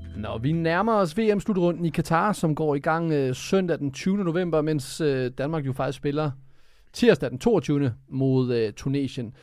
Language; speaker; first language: Danish; early bilingual, other home language; Serbian